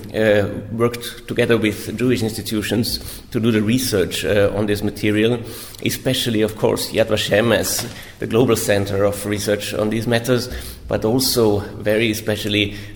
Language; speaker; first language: English; non-native, fluent; German